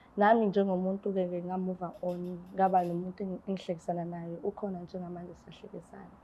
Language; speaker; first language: Zulu; native; Zulu